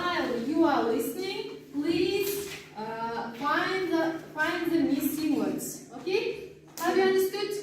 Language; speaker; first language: English; non-native, learner; Kazakh